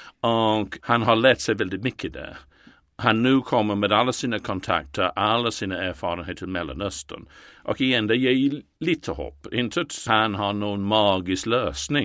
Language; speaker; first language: Swedish; non-native, fluent; English